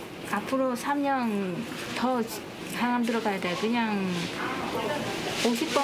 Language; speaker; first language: Korean; non-native, learner; Vietnamese